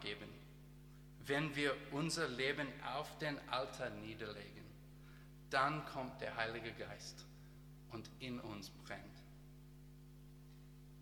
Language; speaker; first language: German; non-native, learner; English